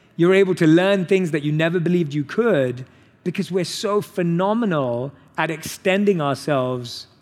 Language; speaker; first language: English; native; English